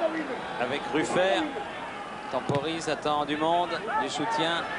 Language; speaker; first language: French; native; French